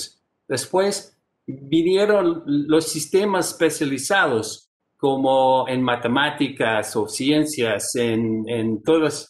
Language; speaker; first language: Spanish; non-native, fluent; English